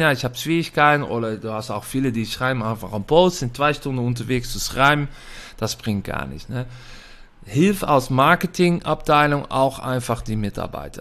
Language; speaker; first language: German; non-native, fluent; Dutch